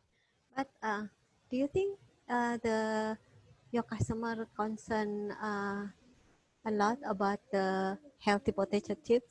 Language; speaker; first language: English; non-native, fluent; Indonesian